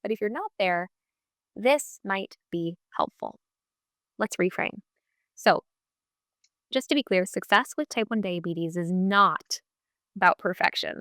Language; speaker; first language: English; native; English